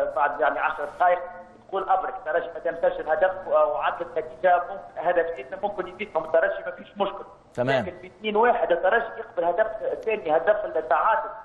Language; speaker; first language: Arabic; native; Arabic